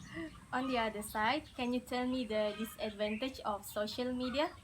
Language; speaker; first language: English; non-native, learner; Malay